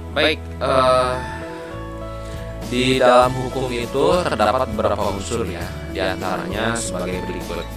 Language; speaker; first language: Indonesian; native; Indonesian